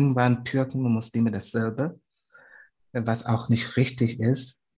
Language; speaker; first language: German; non-native, fluent; Swahili